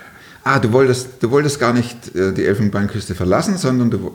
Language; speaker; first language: German; native; German